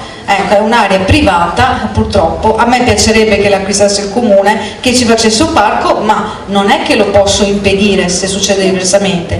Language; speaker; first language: Italian; native; Italian